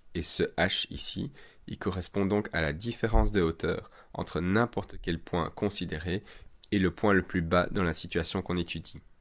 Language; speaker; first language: French; native; French